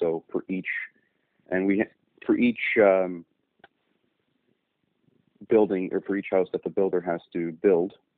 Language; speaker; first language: English; native; English